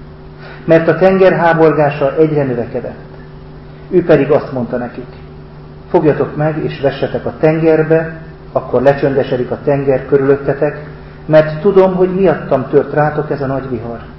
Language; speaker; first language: Hungarian; native; Hungarian